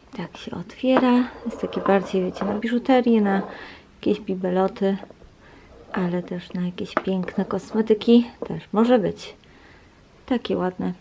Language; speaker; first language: Polish; native; Polish